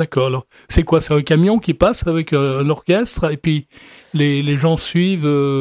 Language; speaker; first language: French; native; French